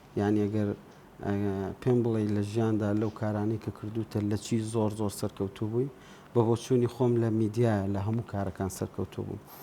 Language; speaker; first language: Central Kurdish; native; Central Kurdish